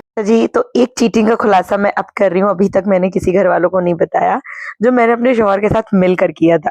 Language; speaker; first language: Hindi; native; Hindi